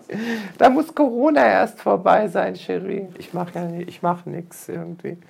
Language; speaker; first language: German; native; German